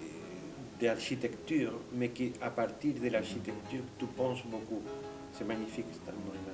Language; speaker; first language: French; non-native, fluent; Spanish